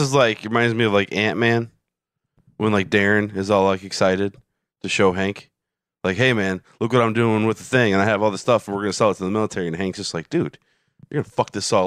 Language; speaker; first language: English; native; English